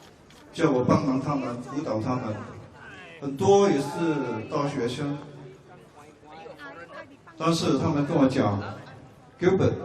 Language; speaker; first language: Chinese; non-native, local second language; English